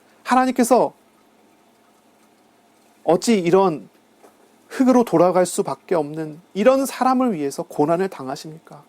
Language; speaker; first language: Korean; native; Korean